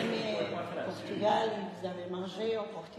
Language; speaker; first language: French; non-native, learner; Portuguese